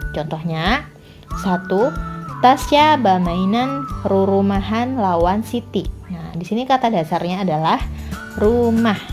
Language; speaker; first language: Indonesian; non-native, local second language; Banjar